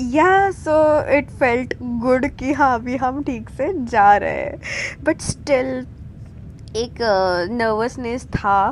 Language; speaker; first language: Hindi; non-native, local second language; Marathi